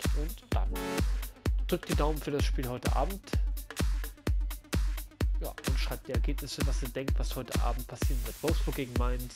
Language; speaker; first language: German; native; German